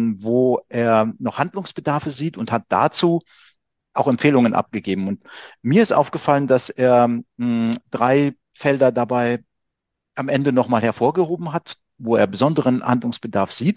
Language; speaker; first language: German; native; German